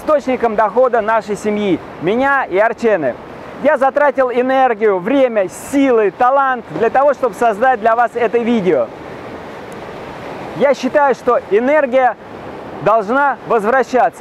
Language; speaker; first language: Russian; native; Russian